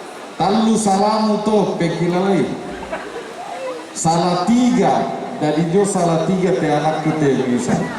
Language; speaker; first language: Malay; non-native, local second language; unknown